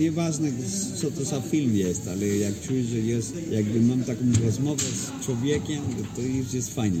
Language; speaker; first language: Polish; non-native, fluent; Spanish